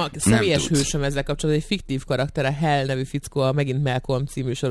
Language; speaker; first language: Hungarian; native; Hungarian